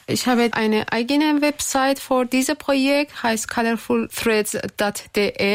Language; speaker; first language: German; non-native, learner; Persian